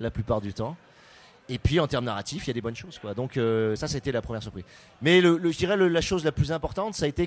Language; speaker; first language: French; native; French